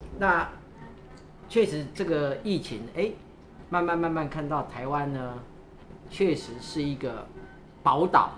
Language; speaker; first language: Chinese; native; Chinese